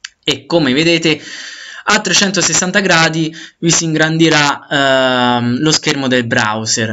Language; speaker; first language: Italian; native; Italian